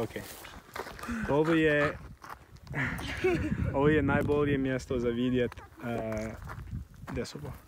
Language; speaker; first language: Serbian; non-native, learner; English